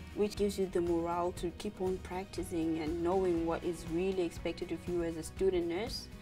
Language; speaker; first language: English; non-native, local second language; Shona